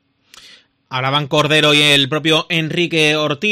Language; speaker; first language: Spanish; native; Spanish